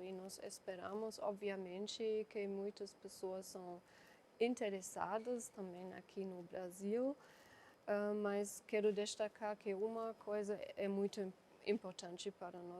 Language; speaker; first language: Portuguese; non-native, fluent; German